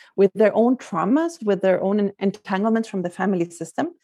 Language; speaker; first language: English; non-native, fluent; Spanish